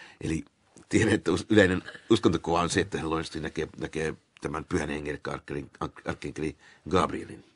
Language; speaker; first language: Finnish; native; Finnish